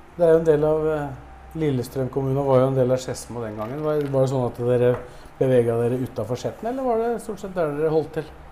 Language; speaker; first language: Norwegian; native; Norwegian